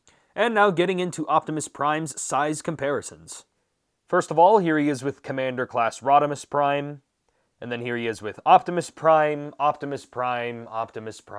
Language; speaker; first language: English; native; English